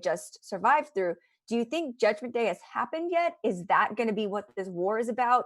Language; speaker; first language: English; native; English